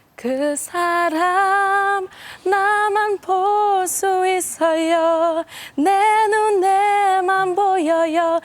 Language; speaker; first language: Korean; non-native, fluent; Indonesian